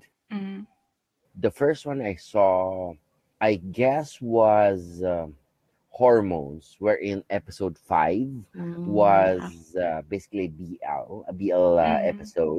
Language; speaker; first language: English; non-native, local second language; Filipino